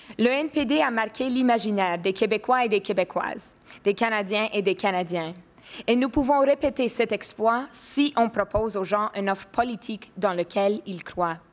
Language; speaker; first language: French; non-native, local second language; English